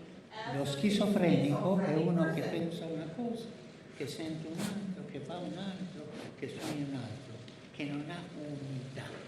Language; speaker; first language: Italian; non-native, fluent; Spanish